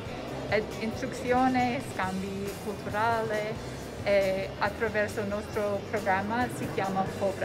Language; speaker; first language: Italian; non-native, fluent; English